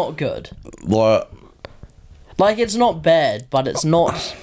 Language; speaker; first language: English; native; English